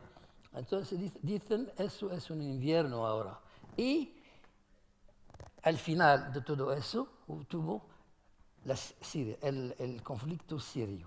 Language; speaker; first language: Spanish; non-native, fluent; Arabic